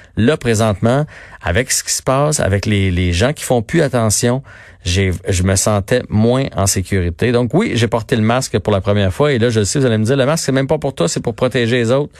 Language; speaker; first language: French; native; French